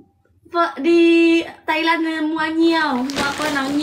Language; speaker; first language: Vietnamese; non-native, learner; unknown